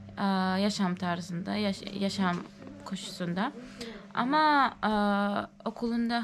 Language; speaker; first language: Turkish; non-native, fluent; Turkmen